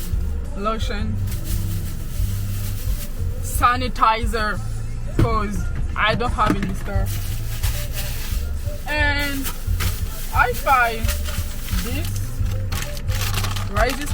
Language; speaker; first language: English; non-native, learner; Haitian Creole